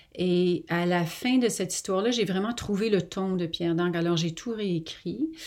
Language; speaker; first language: French; native; French